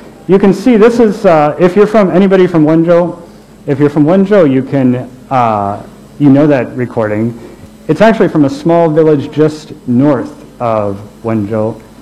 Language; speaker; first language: English; native; English